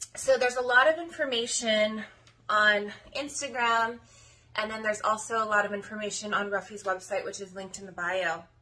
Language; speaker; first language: English; native; English